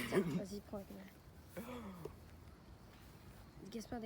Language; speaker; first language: French; native; French